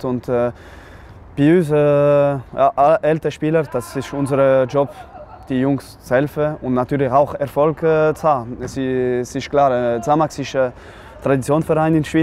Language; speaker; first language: German; non-native, local second language; French